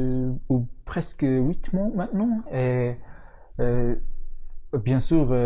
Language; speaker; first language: French; non-native, learner; Mongolian